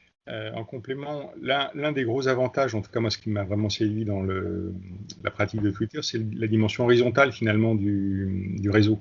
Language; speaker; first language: French; native; French